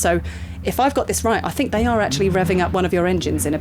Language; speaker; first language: English; native; English